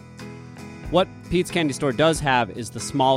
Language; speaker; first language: English; native; English